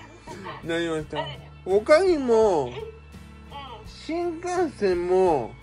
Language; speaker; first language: Japanese; native; Japanese